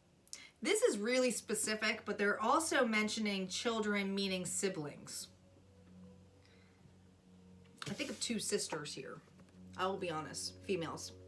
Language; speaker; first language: English; native; English